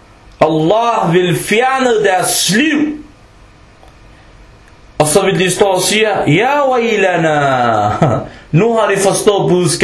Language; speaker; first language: Danish; non-native, local second language; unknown